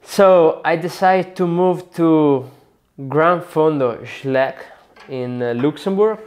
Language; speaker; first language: English; non-native, learner; Italian